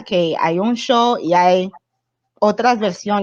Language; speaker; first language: Spanish; non-native, fluent; English